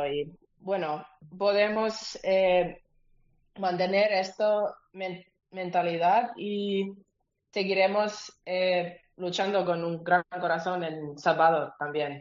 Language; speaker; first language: Spanish; non-native, learner; Finnish